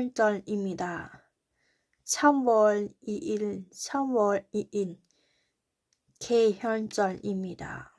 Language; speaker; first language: Korean; non-native, learner; Thai